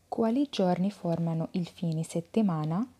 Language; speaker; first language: Italian; non-native, fluent; Arabic